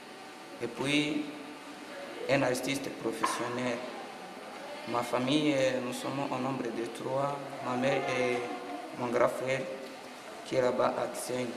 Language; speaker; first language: French; non-native, local second language; Kinyarwanda